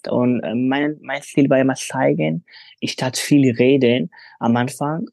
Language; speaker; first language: German; non-native, fluent; Pashto